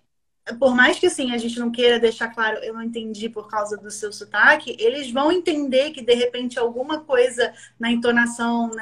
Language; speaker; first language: Portuguese; native; Portuguese